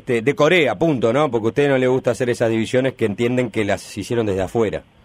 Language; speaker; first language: Spanish; native; Spanish